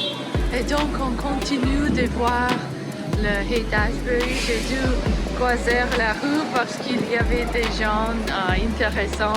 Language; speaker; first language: French; non-native, learner; English